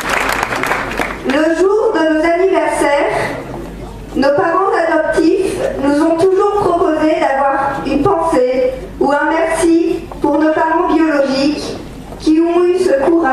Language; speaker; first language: French; native; French